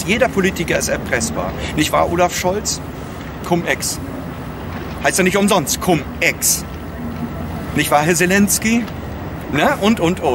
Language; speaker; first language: German; native; German